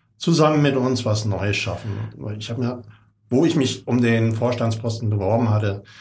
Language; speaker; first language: German; native; German